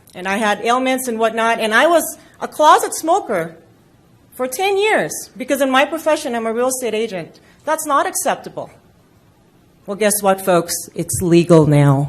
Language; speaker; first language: English; non-native, local second language; Filipino